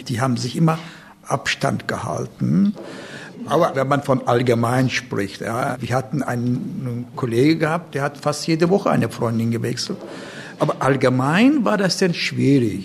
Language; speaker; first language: German; non-native, fluent; Turkish